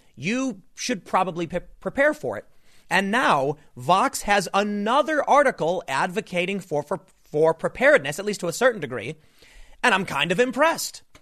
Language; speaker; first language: English; native; English